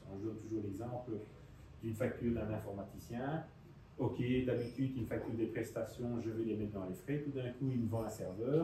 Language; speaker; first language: French; native; French